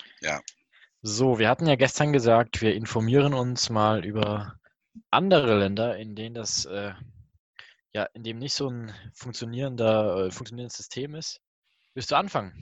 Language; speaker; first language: German; native; German